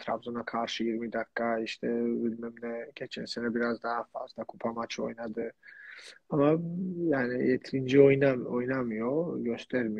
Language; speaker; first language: Turkish; non-native, fluent; Georgian